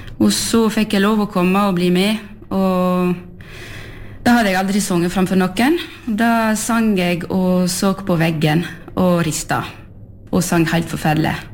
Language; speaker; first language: Norwegian; early bilingual, heritage; French